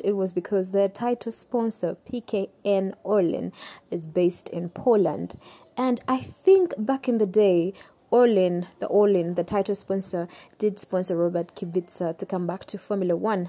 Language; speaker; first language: English; non-native, local second language; Ganda